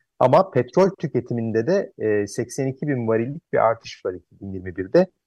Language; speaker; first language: Turkish; native; Turkish